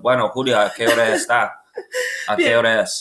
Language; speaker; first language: Spanish; non-native, learner; English